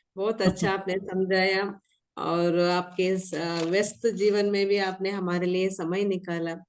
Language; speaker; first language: Hindi; non-native, local second language; Kannada